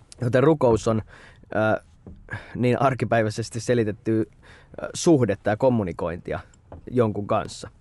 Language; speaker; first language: Finnish; native; Finnish